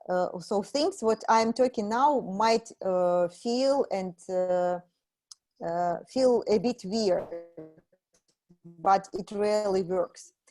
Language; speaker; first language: English; non-native, fluent; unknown